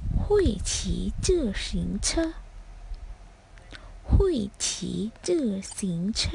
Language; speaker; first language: Chinese; non-native, fluent; Thai